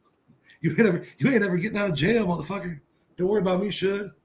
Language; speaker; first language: English; native; English